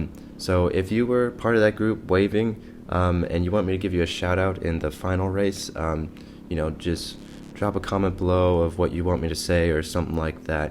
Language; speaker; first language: English; native; English